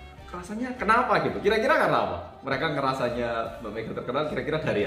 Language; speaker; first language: Indonesian; native; Indonesian